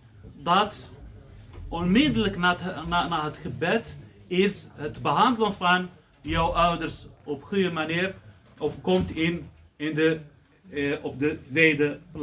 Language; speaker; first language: Dutch; non-native, fluent; Arabic